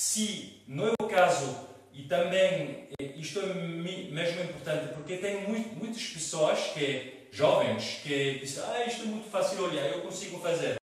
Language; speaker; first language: Portuguese; non-native, fluent; French